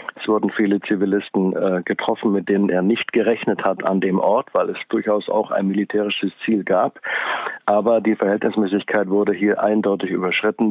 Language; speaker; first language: German; native; German